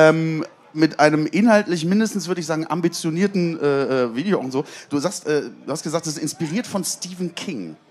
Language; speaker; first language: German; native; German